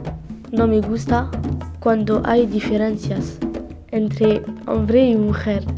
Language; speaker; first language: Spanish; non-native, learner; French